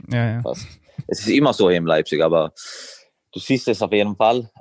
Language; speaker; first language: German; non-native, fluent; Swedish